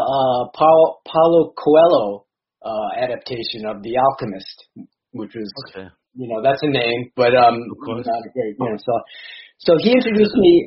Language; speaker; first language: English; native; English